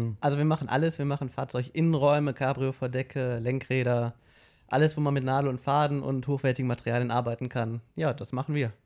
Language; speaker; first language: German; native; German